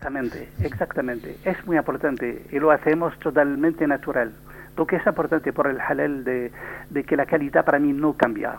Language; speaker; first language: Spanish; non-native, learner; French